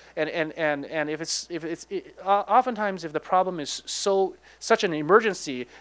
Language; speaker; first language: English; native; English